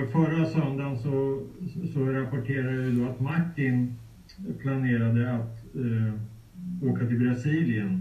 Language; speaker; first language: Swedish; native; Swedish